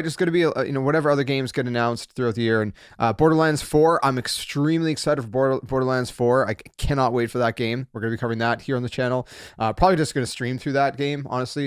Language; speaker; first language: English; native; English